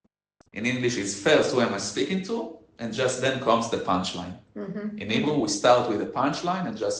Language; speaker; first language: English; non-native, learner; Hebrew